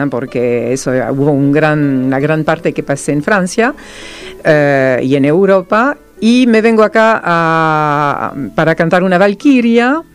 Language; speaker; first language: Spanish; non-native, fluent; Serbian